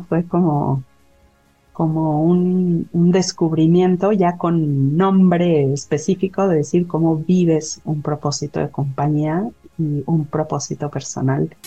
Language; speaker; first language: Spanish; native; Spanish